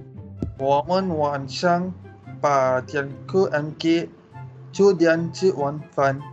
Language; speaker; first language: Chinese; non-native, learner; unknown